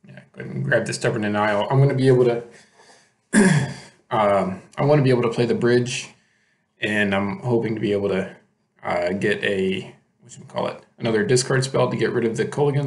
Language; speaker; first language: English; native; English